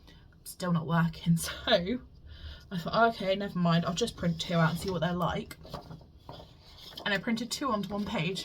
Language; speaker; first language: English; native; English